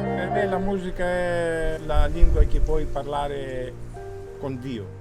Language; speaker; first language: Italian; non-native, fluent; Greek